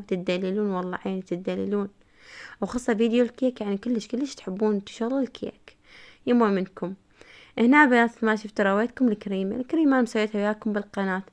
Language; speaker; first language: Arabic; native; Arabic